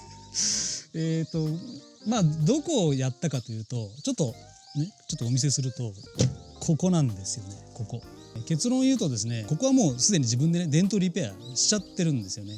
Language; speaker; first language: Japanese; native; Japanese